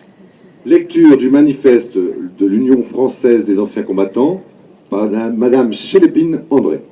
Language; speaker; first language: French; native; French